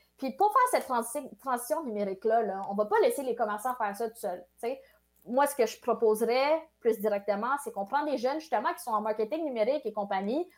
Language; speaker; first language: French; early bilingual, other home language; Tamil